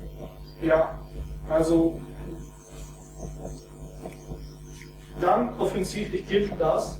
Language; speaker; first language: German; non-native, fluent; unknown